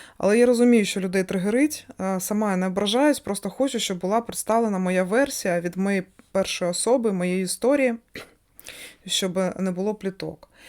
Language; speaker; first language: Ukrainian; non-native, local second language; Russian